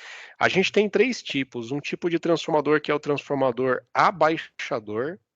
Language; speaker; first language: Portuguese; native; Portuguese